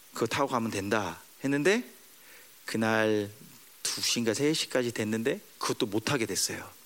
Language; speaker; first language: Korean; early bilingual, heritage; Korean